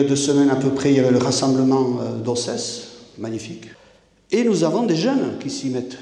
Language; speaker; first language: French; native; French